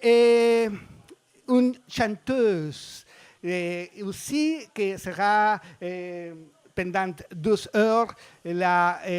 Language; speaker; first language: French; non-native, fluent; Spanish